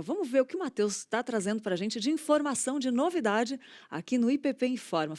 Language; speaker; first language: Portuguese; native; Portuguese